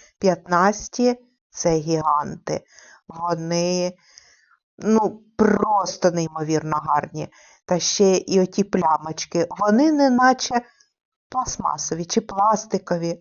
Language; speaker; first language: Ukrainian; native; Ukrainian